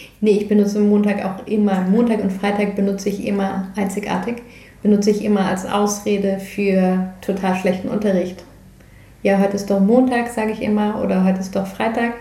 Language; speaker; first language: German; native; German